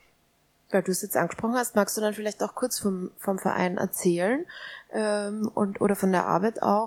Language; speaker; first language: German; native; German